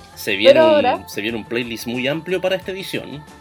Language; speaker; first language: Spanish; native; Spanish